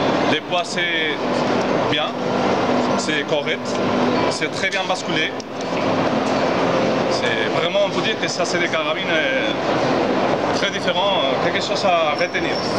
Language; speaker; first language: French; non-native, fluent; Spanish